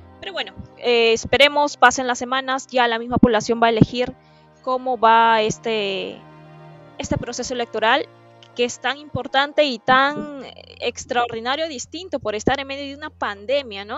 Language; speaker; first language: Spanish; native; Spanish